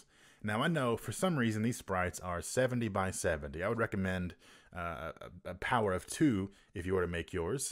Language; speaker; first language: English; native; English